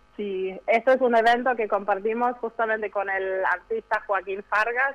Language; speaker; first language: Spanish; non-native, fluent; German